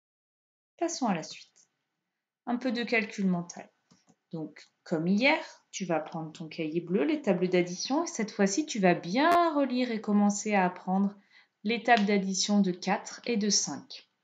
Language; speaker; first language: French; native; French